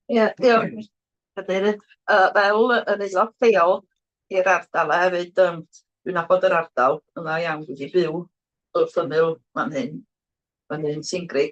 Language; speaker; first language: Welsh; native; Welsh